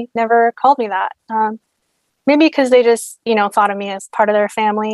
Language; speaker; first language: English; native; English